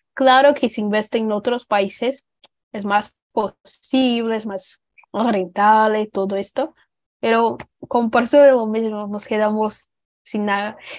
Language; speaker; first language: Spanish; non-native, fluent; Portuguese